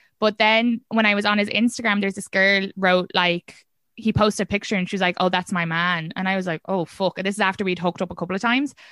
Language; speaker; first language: English; native; English